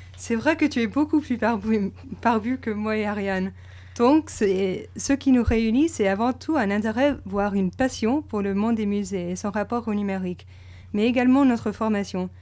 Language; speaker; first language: French; non-native, fluent; English